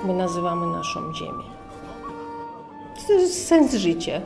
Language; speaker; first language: Polish; non-native, fluent; Chechen